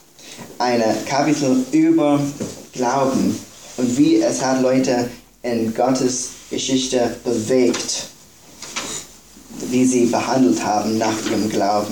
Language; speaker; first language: German; non-native, fluent; English